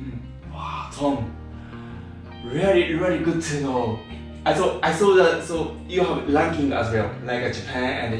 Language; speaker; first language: English; non-native, learner; Japanese